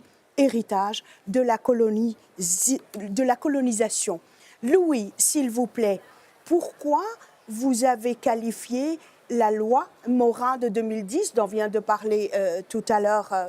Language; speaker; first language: French; native; French